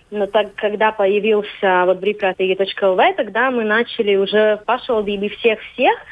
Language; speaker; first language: Russian; non-native, local second language; Latvian